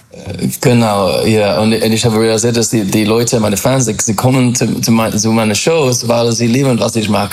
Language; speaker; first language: German; non-native, learner; English